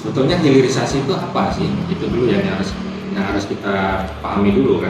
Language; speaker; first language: Indonesian; native; Indonesian